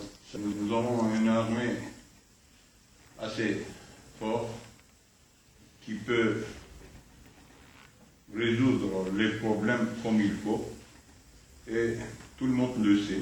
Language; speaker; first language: French; non-native, fluent; Turkish